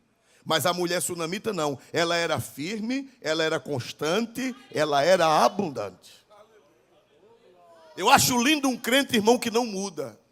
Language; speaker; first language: Portuguese; native; Portuguese